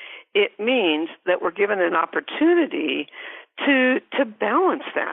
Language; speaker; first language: English; native; English